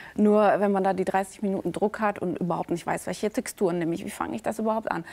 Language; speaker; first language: German; native; German